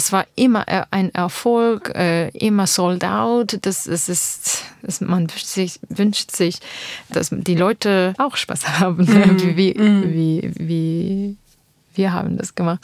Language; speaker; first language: German; non-native, learner; Armenian